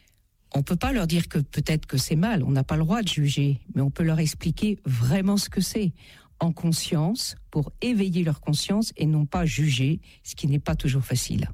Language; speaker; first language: French; native; French